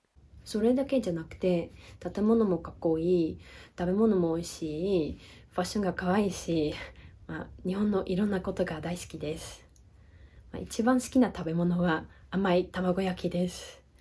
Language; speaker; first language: Japanese; non-native, fluent; Dutch